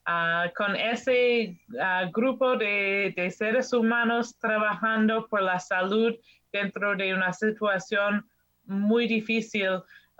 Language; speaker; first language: Spanish; non-native, fluent; English